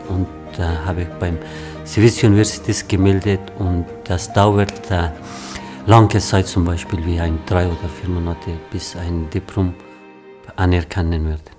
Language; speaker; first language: German; non-native, learner; Persian